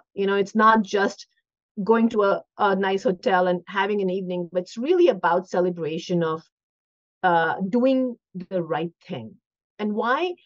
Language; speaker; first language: English; non-native, local second language; Hindi